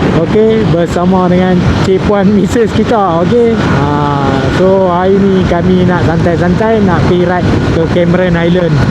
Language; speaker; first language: Malay; native; Malay